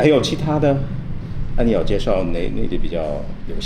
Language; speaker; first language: Chinese; non-native, fluent; English